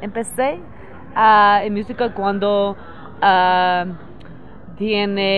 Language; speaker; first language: Spanish; non-native, learner; English